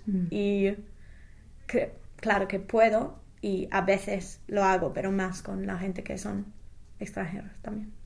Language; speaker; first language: Spanish; non-native, fluent; English